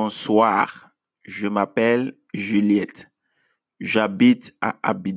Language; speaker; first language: French; non-native, fluent; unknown